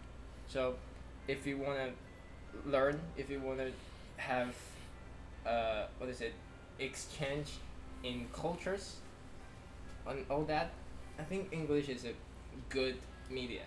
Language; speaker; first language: English; non-native, fluent; Chinese